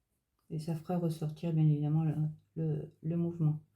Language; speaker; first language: French; native; French